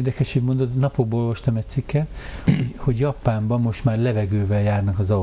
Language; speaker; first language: Hungarian; native; Hungarian